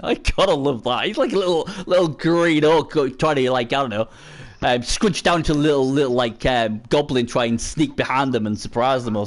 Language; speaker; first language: English; native; English